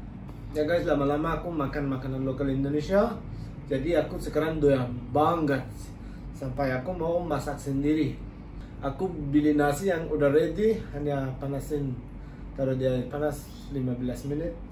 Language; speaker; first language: Indonesian; non-native, learner; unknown